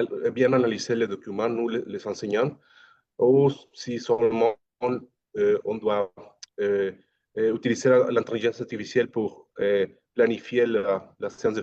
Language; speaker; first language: French; non-native, fluent; Spanish